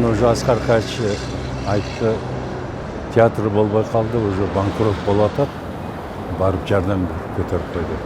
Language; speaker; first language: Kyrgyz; non-native, fluent; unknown